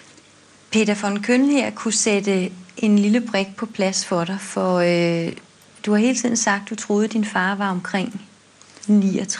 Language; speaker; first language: Danish; native; Danish